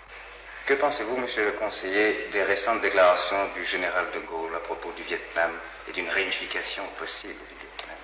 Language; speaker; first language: French; native; French